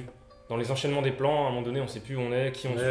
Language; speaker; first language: French; native; French